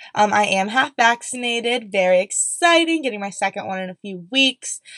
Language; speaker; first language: English; native; English